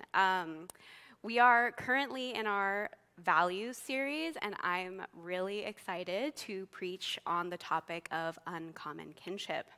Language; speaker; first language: English; native; English